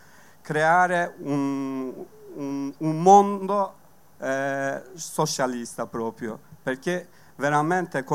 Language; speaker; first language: Italian; non-native, learner; Kurdish